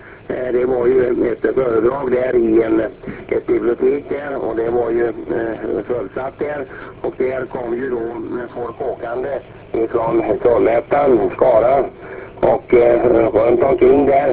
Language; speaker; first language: Swedish; native; Swedish